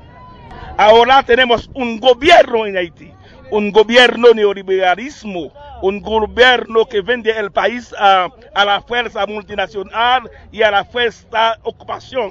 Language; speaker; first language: Spanish; non-native, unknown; Haitian Creole